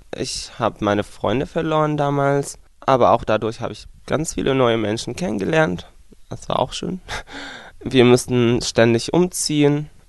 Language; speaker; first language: German; non-native, fluent; Arabic